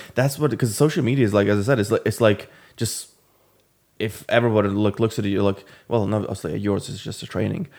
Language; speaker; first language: English; non-native, fluent; Latvian